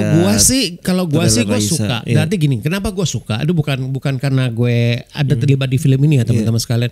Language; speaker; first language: Indonesian; native; Indonesian